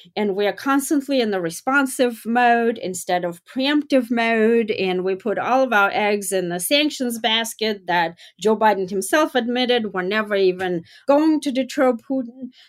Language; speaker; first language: English; non-native, fluent; Russian